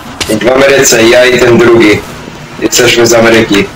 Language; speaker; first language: Polish; early bilingual, heritage; Polish